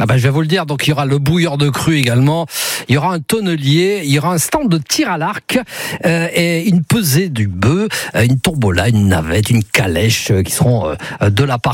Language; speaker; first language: French; native; French